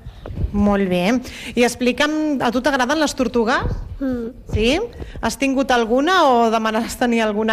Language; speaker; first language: Catalan; native; Catalan